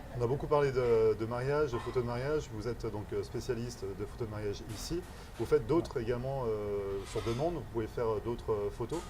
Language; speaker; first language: French; native; French